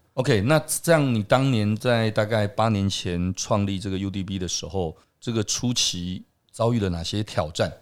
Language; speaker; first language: Chinese; native; Chinese